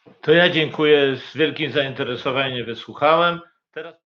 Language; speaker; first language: Polish; native; Polish